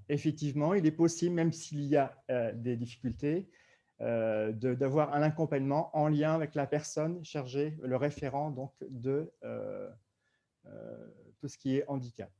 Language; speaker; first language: French; native; French